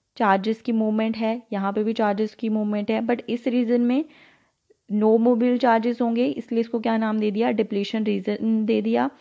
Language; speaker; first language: Hindi; native; Hindi